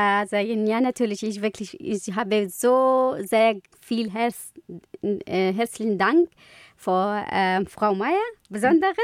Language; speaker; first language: German; non-native, learner; Kurdish